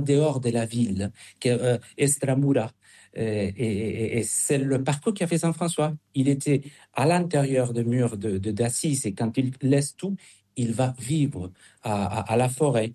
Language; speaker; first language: French; non-native, fluent; Spanish